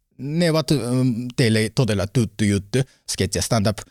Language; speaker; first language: Finnish; non-native, learner; Japanese